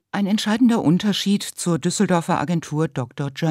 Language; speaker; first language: German; native; German